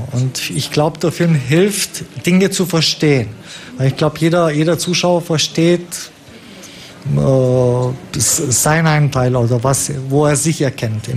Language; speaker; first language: German; non-native, fluent; Romanian